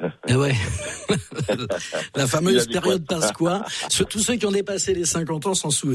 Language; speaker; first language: French; native; French